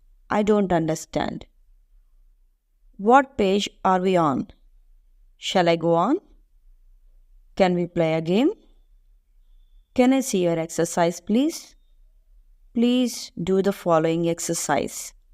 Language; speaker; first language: English; non-native, local second language; Telugu